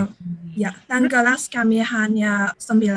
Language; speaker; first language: Indonesian; non-native, learner; Chinese